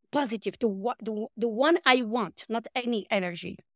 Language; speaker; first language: English; non-native, fluent; Arabic